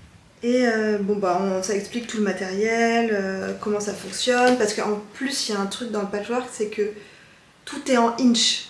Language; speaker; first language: French; native; French